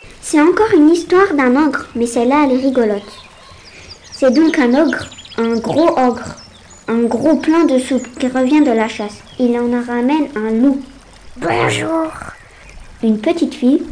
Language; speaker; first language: French; native; French